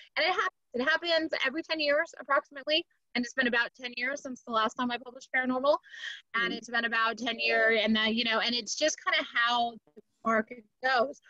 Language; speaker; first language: English; native; English